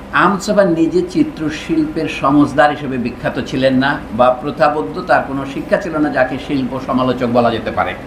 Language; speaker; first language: Bangla; non-native, local second language; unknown